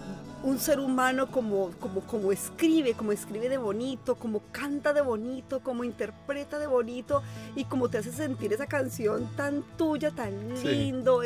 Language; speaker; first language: Spanish; native; Spanish